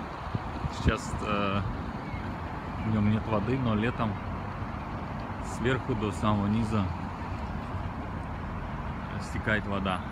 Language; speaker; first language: Russian; native; Russian